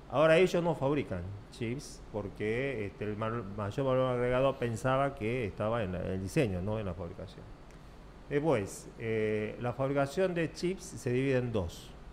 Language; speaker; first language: Spanish; early bilingual, other home language; Korean